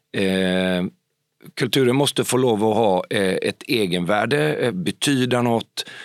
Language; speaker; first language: Swedish; native; Swedish